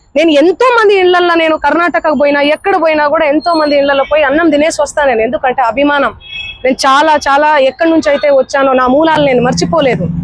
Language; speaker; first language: Telugu; non-native, local second language; Lambadi